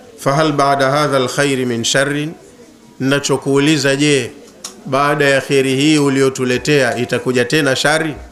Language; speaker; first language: Swahili; native; Swahili